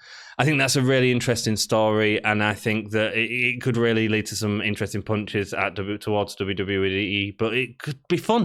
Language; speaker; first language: English; native; English